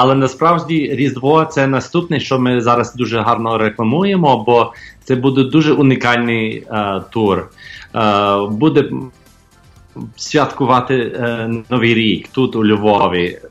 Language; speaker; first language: Ukrainian; early bilingual, heritage; Ukrainian